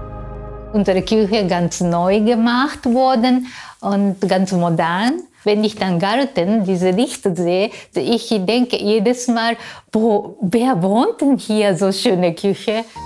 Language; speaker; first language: German; non-native, fluent; Japanese